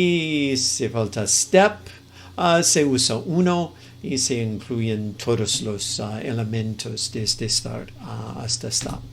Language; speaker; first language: Spanish; non-native, fluent; English